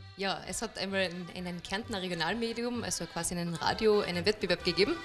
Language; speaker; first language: German; native; German